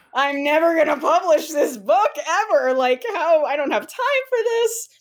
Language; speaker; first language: English; native; English